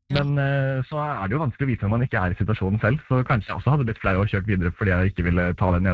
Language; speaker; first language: Norwegian; native; Norwegian